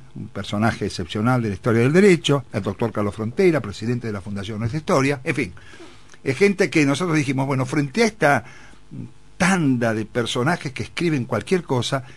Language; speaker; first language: Spanish; native; Spanish